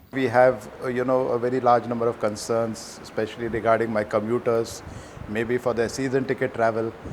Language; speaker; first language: English; non-native, local second language; Malayalam